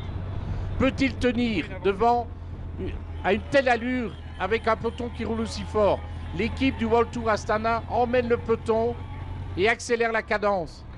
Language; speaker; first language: French; native; French